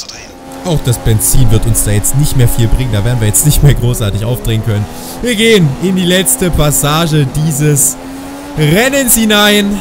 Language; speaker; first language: German; native; German